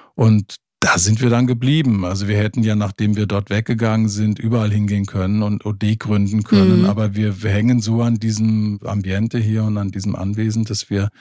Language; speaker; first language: German; native; German